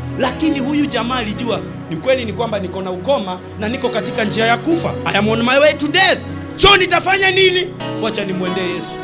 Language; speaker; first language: Swahili; native; Swahili